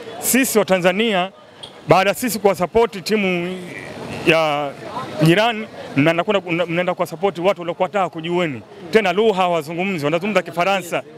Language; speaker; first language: Swahili; native; Swahili